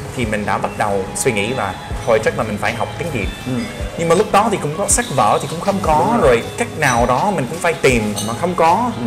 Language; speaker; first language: Vietnamese; non-native, fluent; English